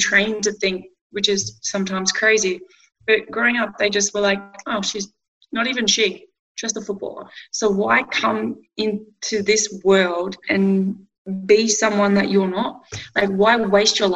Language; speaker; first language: English; native; English